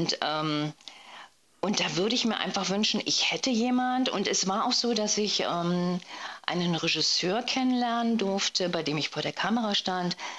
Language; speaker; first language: German; native; German